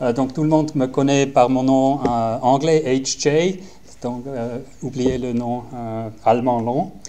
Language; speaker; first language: French; non-native, learner; German